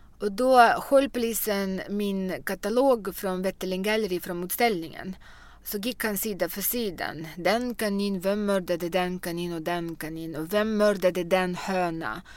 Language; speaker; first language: Swedish; non-native, fluent; Russian